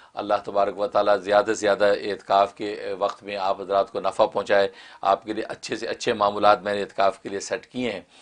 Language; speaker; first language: Hindi; non-native, local second language; Kashmiri